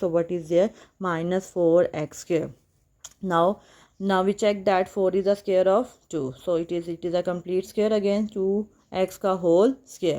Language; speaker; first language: English; non-native, local second language; Urdu